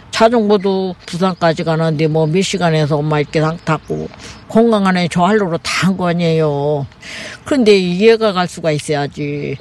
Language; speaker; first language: Korean; native; Korean